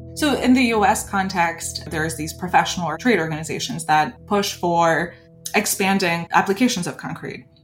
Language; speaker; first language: English; early bilingual, other home language; Lithuanian